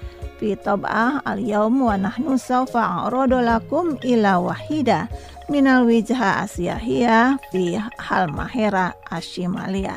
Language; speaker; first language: Arabic; non-native, fluent; Indonesian